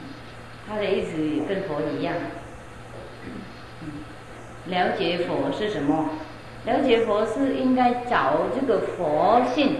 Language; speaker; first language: Chinese; non-native, fluent; Vietnamese